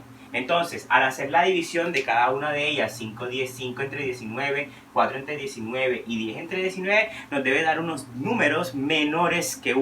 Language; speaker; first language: Spanish; native; Spanish